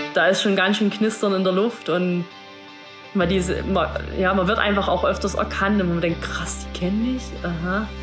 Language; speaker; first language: German; native; German